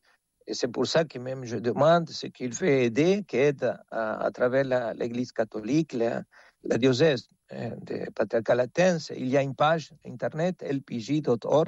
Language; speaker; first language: French; non-native, fluent; Spanish